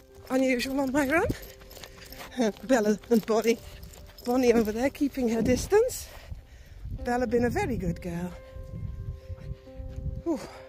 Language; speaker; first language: English; native; English